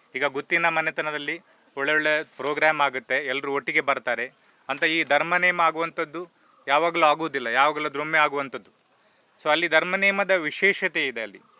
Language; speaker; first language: Kannada; native; Kannada